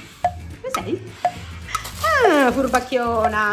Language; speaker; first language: Italian; native; Italian